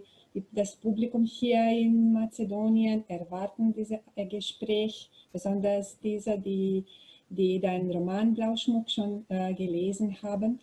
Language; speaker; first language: German; non-native, learner; Macedonian